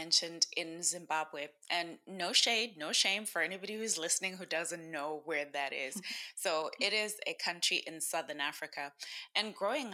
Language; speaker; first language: English; non-native, local second language; Shona